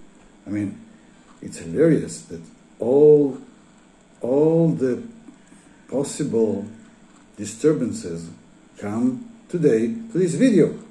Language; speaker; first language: English; non-native, fluent; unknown